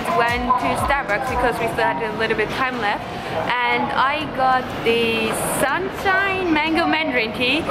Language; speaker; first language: English; non-native, fluent; German